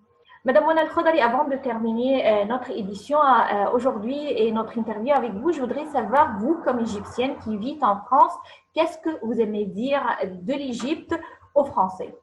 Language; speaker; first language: French; non-native, fluent; Arabic